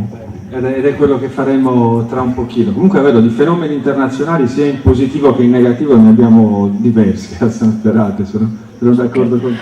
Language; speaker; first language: Italian; native; Italian